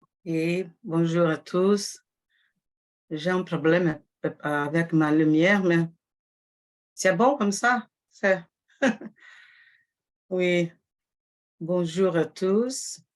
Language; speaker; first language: French; non-native, fluent; Portuguese